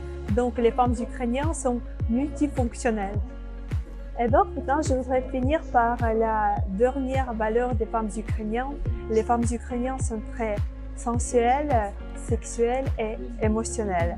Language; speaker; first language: French; non-native, fluent; Russian